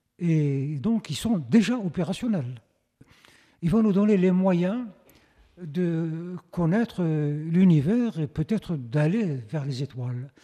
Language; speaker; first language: French; non-native, local second language; Arabic